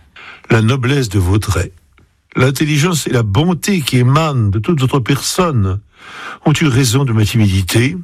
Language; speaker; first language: French; native; French